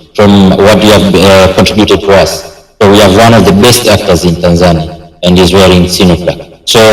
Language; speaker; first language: English; non-native, local second language; Swahili